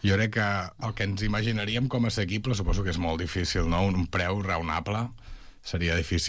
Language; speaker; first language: Catalan; native; Catalan